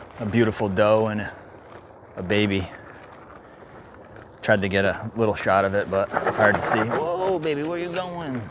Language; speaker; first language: English; native; English